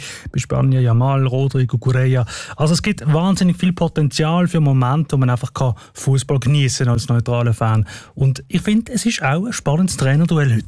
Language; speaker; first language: German; native; German